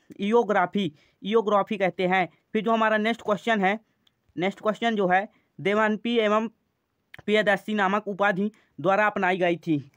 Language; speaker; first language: Hindi; native; Hindi